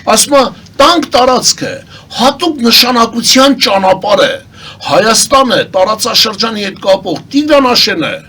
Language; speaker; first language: Armenian; non-native, local second language; Kurdish